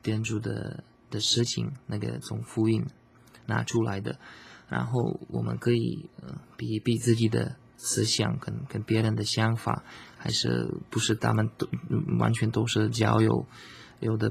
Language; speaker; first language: Chinese; non-native, learner; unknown